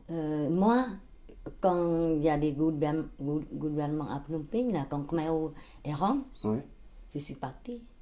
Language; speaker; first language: French; non-native, learner; Khmer